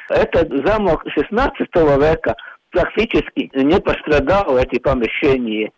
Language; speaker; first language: Russian; non-native, local second language; Latvian